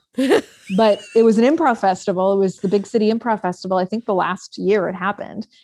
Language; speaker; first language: English; native; English